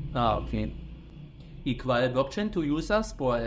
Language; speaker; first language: Spanish; non-native, learner; German